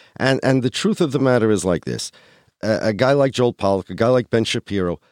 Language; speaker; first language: English; early bilingual, other home language; Polish